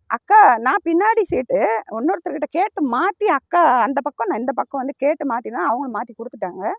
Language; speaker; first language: Tamil; early bilingual, heritage; Tamil